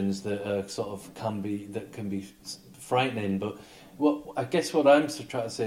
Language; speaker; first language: English; native; English